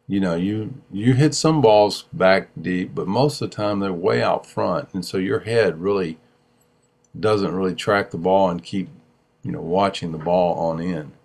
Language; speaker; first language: English; native; English